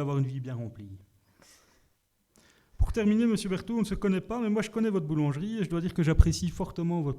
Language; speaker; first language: French; native; French